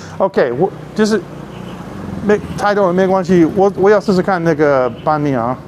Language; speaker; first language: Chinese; non-native, learner; English